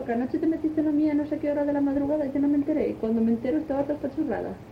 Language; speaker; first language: Spanish; native; Spanish